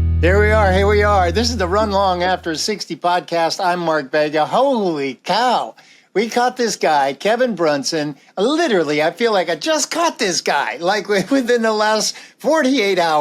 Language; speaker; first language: English; native; English